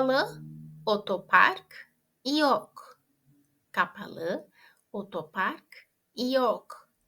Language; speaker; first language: Turkish; non-native, fluent; Portuguese